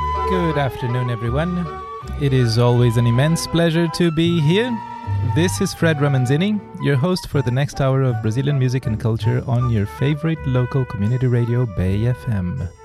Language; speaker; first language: English; non-native, fluent; Portuguese